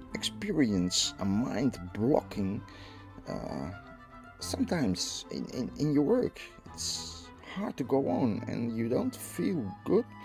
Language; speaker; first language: English; non-native, fluent; Dutch